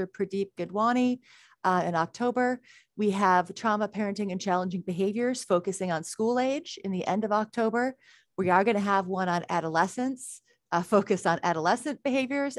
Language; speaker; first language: English; native; English